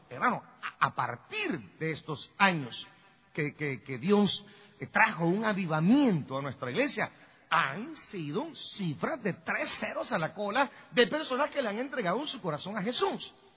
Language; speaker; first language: Spanish; native; Spanish